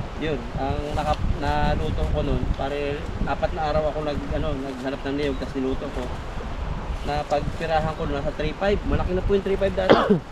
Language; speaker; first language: Filipino; native; Filipino